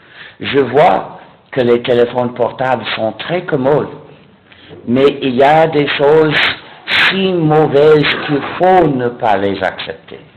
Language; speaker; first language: French; non-native, fluent; English